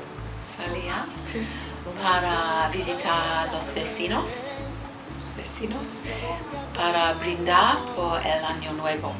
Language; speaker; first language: Spanish; non-native, learner; English